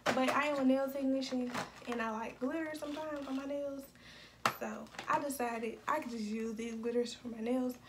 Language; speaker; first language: English; native; English